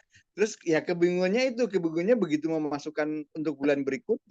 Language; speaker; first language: Indonesian; native; Indonesian